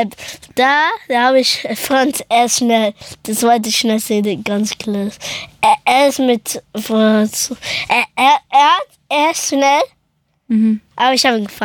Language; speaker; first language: German; early bilingual, other home language; Persian